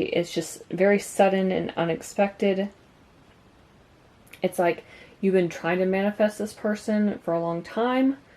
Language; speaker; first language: English; native; English